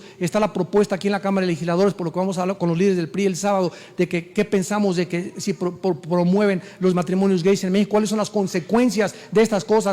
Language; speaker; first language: Spanish; native; Spanish